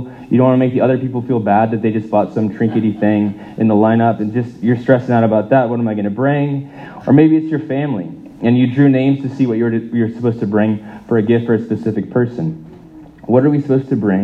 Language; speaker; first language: English; native; English